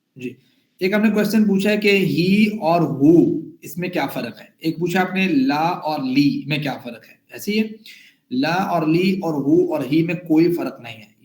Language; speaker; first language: Urdu; native; Urdu